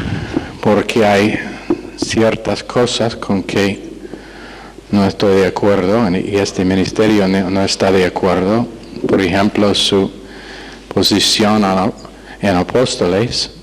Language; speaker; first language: Spanish; non-native, fluent; English